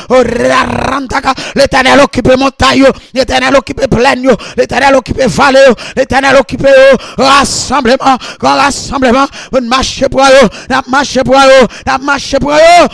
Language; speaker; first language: French; non-native, local second language; Haitian Creole